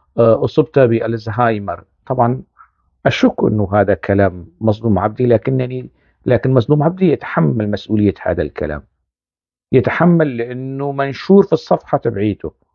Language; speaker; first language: Arabic; non-native, local second language; Kurdish